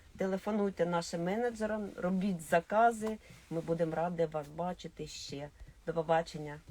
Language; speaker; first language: Ukrainian; non-native, local second language; Russian